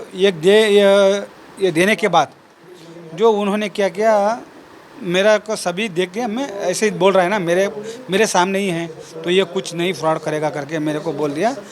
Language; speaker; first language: Hindi; non-native, local second language; Kannada